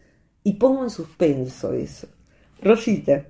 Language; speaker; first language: Spanish; native; Spanish